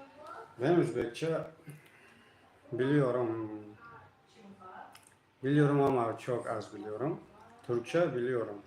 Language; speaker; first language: Turkish; non-native, learner; Tajik